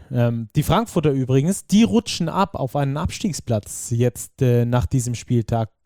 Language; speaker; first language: German; native; German